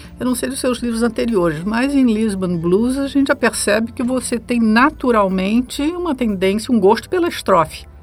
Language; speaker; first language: Portuguese; native; Portuguese